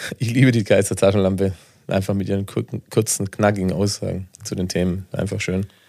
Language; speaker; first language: German; native; German